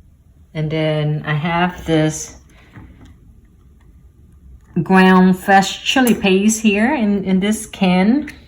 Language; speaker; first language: English; early bilingual, other home language; Vietnamese